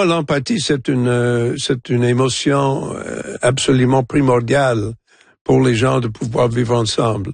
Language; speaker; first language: French; non-native, local second language; English